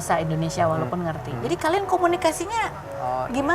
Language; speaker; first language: Indonesian; native; Indonesian